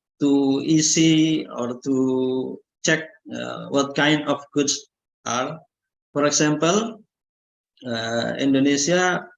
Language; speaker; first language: English; non-native, learner; Indonesian